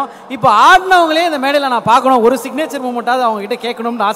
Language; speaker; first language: Tamil; native; Tamil